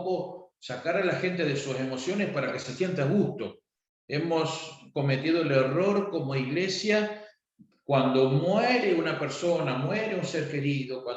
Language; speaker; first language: Spanish; native; Spanish